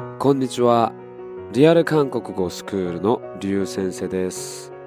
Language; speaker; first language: Japanese; non-native, fluent; Korean